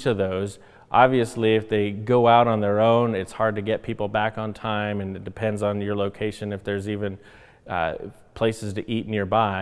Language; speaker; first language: English; native; English